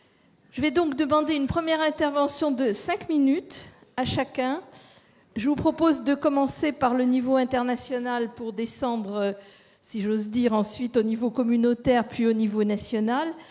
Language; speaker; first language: French; native; French